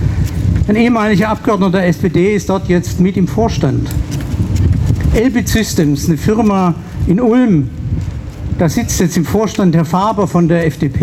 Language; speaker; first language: German; native; German